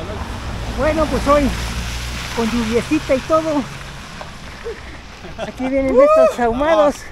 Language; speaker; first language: Spanish; native; Spanish